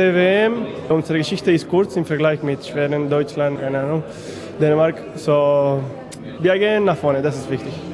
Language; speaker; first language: German; non-native, fluent; Spanish